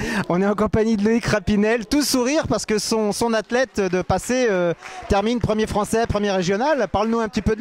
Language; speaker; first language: French; native; French